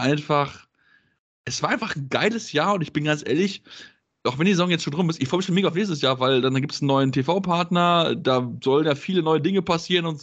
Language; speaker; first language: German; native; German